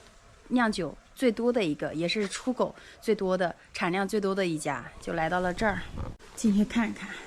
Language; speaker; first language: Chinese; native; Chinese